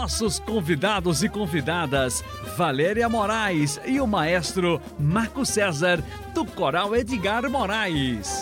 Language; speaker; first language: Portuguese; native; Portuguese